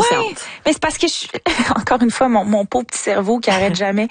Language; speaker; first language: French; native; French